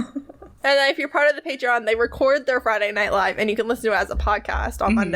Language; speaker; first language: English; native; English